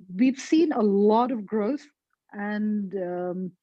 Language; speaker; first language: English; non-native, local second language; Nepali